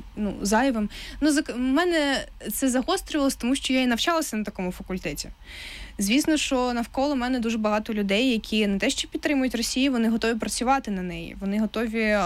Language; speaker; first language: Ukrainian; non-native, local second language; Russian